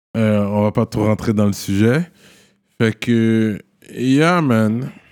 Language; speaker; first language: French; native; French